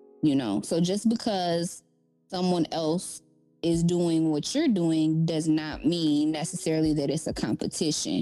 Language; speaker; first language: English; native; English